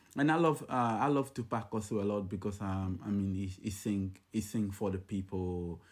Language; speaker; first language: English; non-native, local second language; Ga